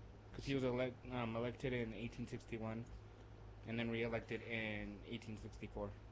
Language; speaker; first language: English; early bilingual, other home language; Spanish